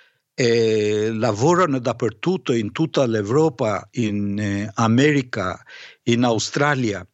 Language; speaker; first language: Italian; non-native, fluent; Albanian